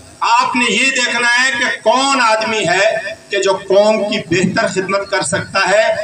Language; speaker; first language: Urdu; non-native, local second language; Pashto